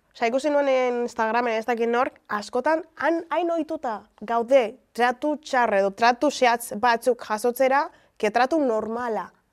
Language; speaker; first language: Basque; early bilingual, other home language; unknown